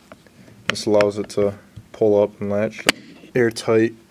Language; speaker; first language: English; native; English